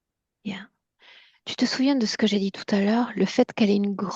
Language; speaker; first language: French; native; French